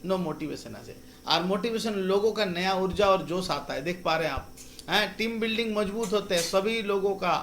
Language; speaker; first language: Hindi; non-native, local second language; Bangla